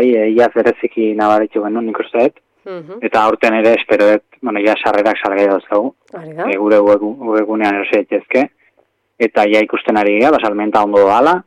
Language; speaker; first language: Basque; native; Basque